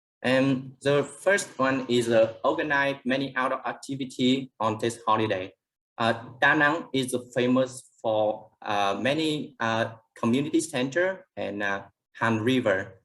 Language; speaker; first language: English; non-native, learner; Vietnamese